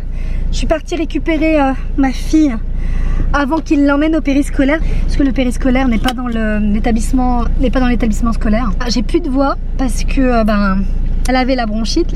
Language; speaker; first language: French; native; French